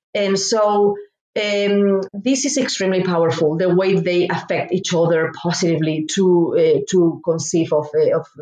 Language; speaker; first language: English; non-native, fluent; Spanish